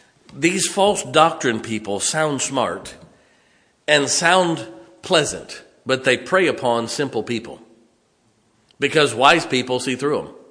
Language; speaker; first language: English; native; English